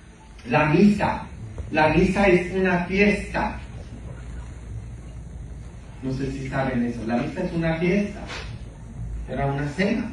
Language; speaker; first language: Spanish; non-native, fluent; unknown